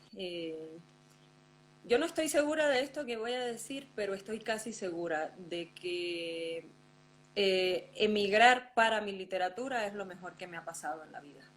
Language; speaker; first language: Spanish; native; Spanish